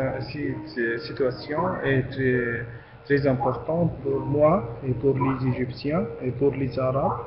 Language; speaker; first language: French; non-native, learner; Arabic